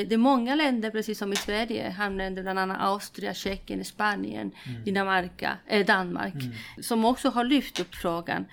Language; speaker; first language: Swedish; non-native, fluent; Spanish